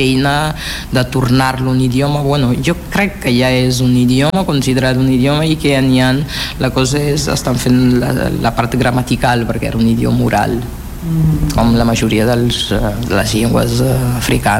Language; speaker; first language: Catalan; non-native, fluent; Kabuverdianu